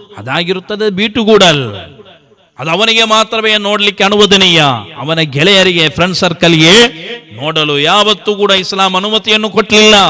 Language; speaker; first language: Kannada; non-native, local second language; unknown